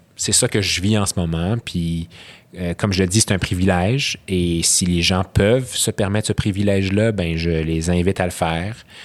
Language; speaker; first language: French; early bilingual, other home language; Arabic